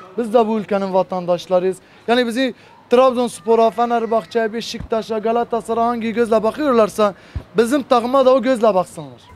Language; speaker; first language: Turkish; non-native, local second language; Kurdish